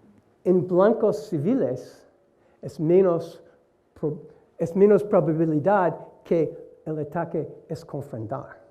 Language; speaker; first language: Spanish; non-native, learner; English